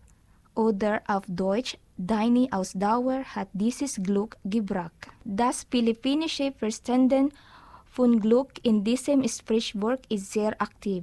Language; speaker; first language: German; non-native, learner; Filipino